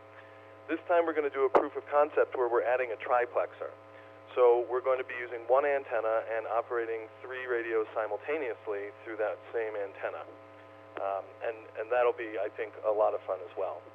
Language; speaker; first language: English; native; English